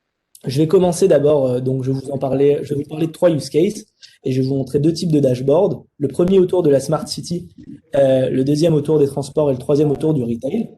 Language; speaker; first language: French; native; French